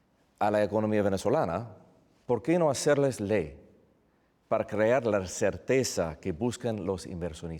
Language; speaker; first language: Spanish; non-native, fluent; English